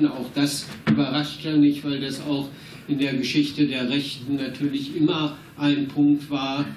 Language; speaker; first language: German; native; German